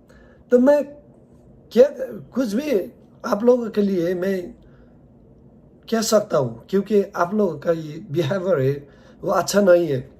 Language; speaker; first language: Hindi; non-native, learner; Nepali